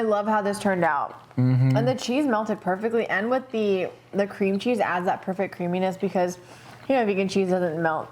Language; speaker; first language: English; native; English